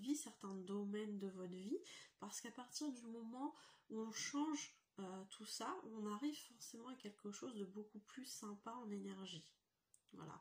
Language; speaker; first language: French; native; French